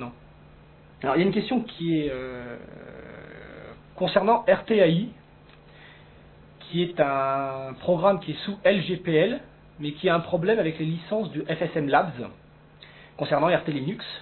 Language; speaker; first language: French; native; French